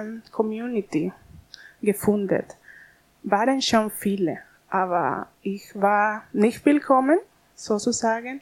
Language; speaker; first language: German; non-native, learner; Spanish